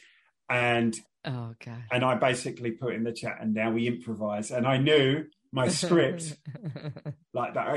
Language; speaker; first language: English; native; English